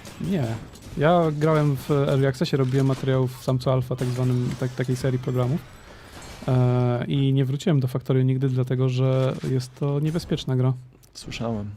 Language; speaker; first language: Polish; native; Polish